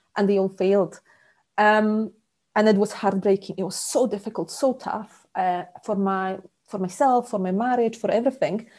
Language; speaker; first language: English; non-native, fluent; Polish